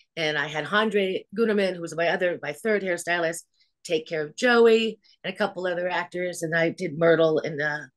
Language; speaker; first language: English; native; English